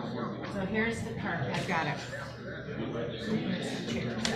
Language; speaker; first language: English; native; English